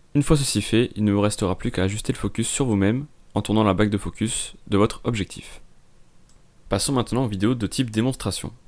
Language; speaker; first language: French; native; French